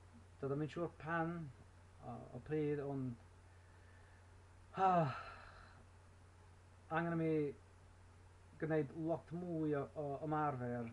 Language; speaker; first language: Welsh; non-native, learner; English